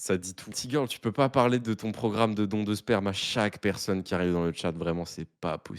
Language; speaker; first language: French; native; French